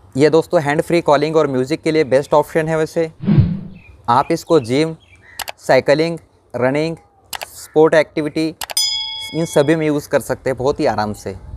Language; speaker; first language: Hindi; non-native, local second language; Marathi